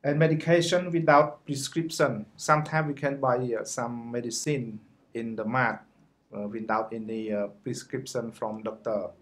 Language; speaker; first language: English; non-native, learner; Khmer